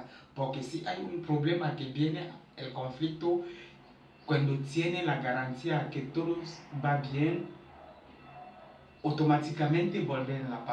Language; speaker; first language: Spanish; non-native, learner; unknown